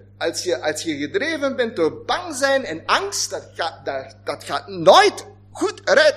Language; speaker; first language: Dutch; non-native, fluent; German